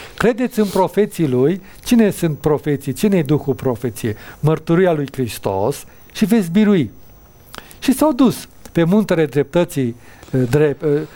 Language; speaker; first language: Romanian; native; Romanian